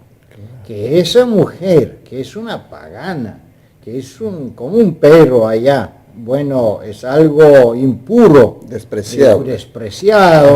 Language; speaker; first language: Spanish; non-native, fluent; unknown